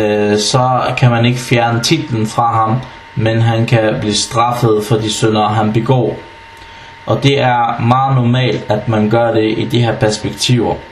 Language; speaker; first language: Danish; early bilingual, other home language; Arabic